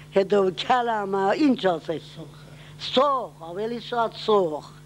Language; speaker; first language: Armenian; non-native, local second language; Assyrian Neo-Aramaic